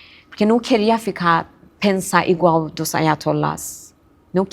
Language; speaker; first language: Portuguese; non-native, fluent; Persian